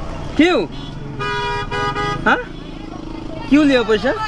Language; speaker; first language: Hindi; non-native, learner; Bangla